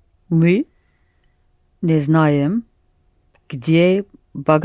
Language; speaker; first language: Russian; non-native, learner; English